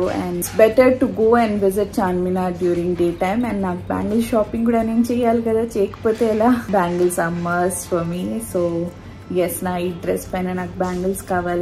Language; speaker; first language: Telugu; non-native, local second language; Urdu